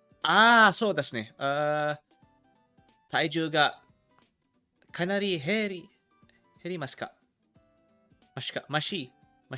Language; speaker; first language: Japanese; non-native, learner; English